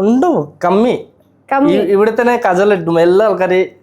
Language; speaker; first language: Malayalam; non-native, local second language; Bangla